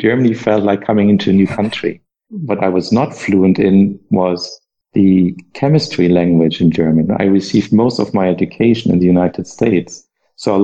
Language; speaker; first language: English; non-native, fluent; German